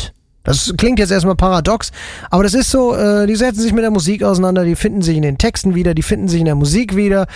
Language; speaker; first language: German; native; German